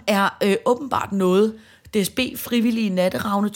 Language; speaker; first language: Danish; native; Danish